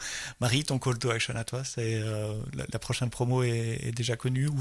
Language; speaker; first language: French; native; French